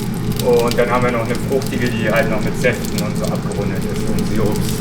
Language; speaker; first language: German; native; German